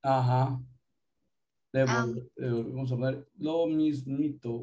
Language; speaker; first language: Spanish; native; Spanish